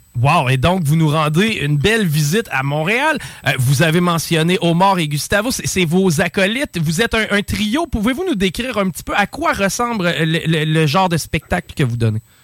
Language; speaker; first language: French; native; French